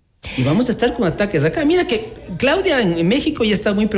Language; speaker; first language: Spanish; native; Spanish